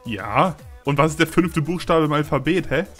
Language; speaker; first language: German; native; German